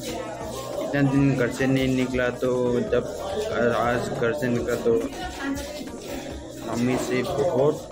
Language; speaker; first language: Hindi; non-native, local second language; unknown